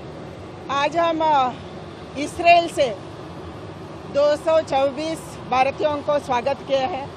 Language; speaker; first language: Hindi; non-native, local second language; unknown